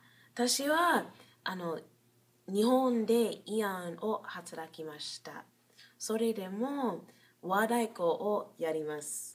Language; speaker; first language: Japanese; non-native, learner; English